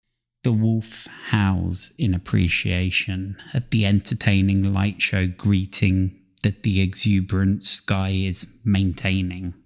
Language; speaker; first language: English; native; English